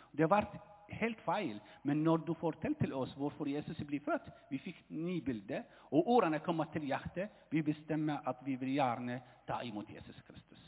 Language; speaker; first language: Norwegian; non-native, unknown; Arabic